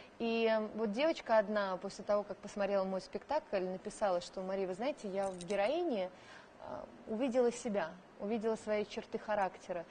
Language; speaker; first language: Russian; native; Russian